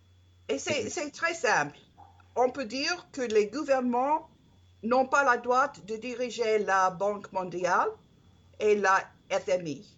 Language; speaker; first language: French; non-native, learner; English